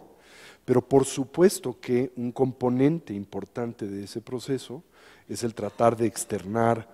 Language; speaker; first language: Spanish; native; Spanish